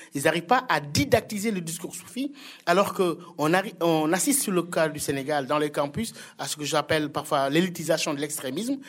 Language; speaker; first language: French; non-native, local second language; Wolof